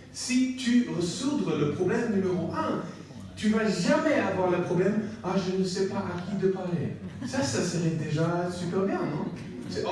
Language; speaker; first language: French; non-native, learner; English